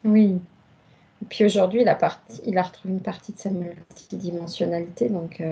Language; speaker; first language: French; native; French